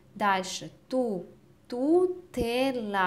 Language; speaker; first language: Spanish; non-native, fluent; Russian